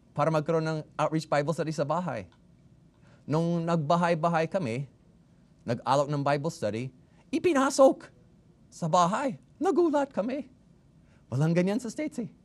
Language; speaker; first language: Filipino; non-native, fluent; English